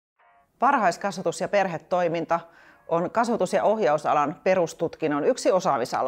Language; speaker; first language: Finnish; native; Finnish